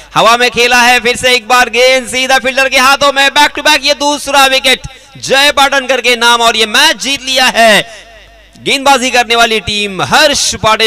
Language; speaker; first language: Hindi; non-native, local second language; Marathi